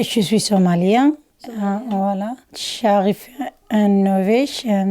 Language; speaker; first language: French; non-native, learner; Somali